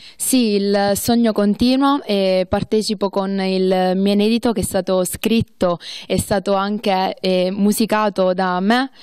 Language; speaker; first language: Italian; native; Italian